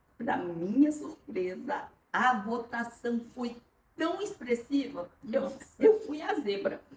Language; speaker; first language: Portuguese; early bilingual, other home language; Korean